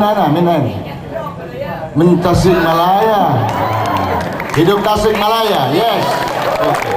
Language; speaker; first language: Indonesian; non-native, local second language; Javanese